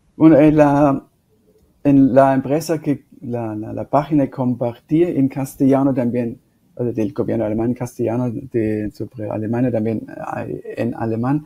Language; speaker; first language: Spanish; non-native, fluent; German